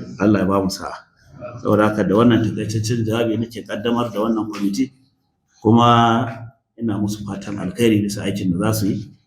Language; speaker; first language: Hausa; native; Hausa